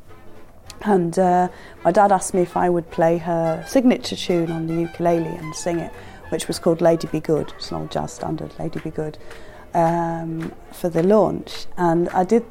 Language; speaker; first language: English; native; English